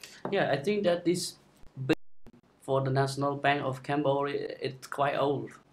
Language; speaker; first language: English; non-native, fluent; Khmer